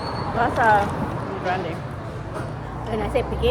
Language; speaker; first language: Spanish; non-native, learner; Lao